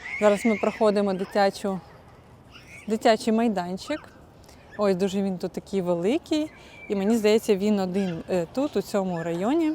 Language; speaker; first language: Ukrainian; non-native, local second language; Russian